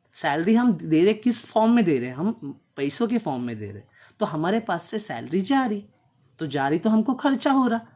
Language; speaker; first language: Hindi; non-native, local second language; Tulu